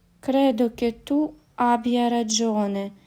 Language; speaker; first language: Italian; non-native, fluent; Ukrainian